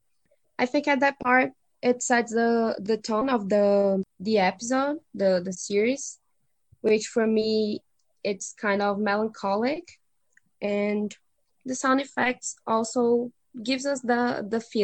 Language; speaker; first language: English; non-native, fluent; Portuguese